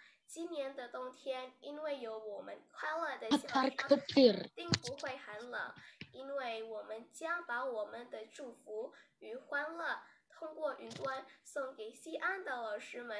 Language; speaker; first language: Chinese; non-native, learner; Indonesian